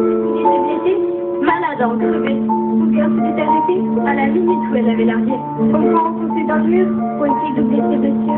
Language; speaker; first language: French; native; French